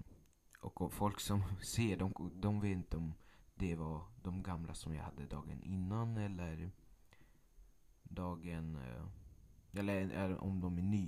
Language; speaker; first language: Swedish; early bilingual, other home language; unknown